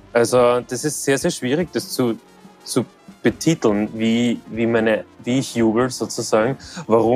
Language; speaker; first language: German; native; German